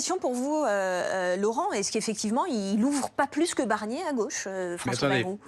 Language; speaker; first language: French; native; French